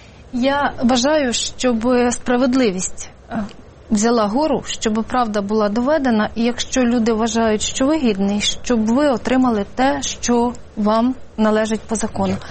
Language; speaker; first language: Ukrainian; native; Ukrainian